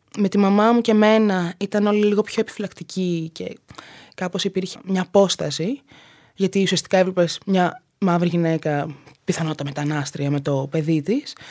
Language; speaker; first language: Greek; native; Greek